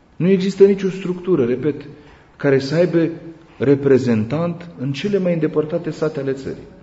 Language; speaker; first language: Romanian; native; Romanian